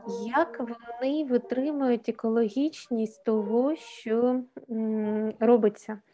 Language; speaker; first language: Ukrainian; native; Ukrainian